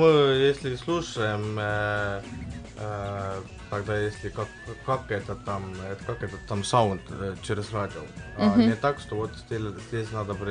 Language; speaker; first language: Russian; non-native, learner; Estonian